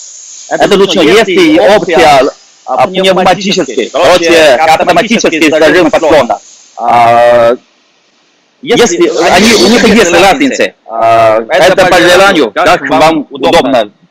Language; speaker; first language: Russian; non-native, fluent; Chinese